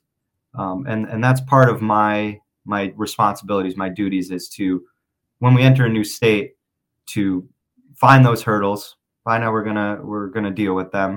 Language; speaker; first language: English; native; English